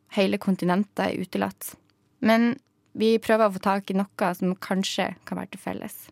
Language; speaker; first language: Norwegian; native; Norwegian